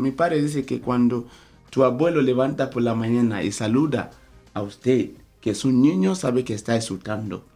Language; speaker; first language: Spanish; non-native, fluent; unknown